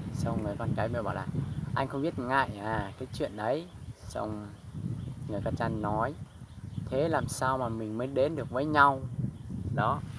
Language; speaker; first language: Vietnamese; non-native, local second language; Hmong